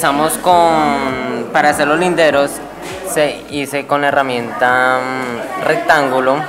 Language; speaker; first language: Spanish; native; Spanish